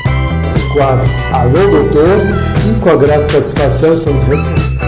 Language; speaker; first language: Portuguese; native; Portuguese